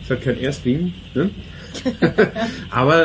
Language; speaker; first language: German; native; German